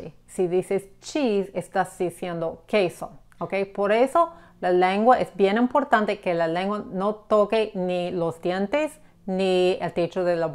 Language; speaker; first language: Spanish; non-native, fluent; English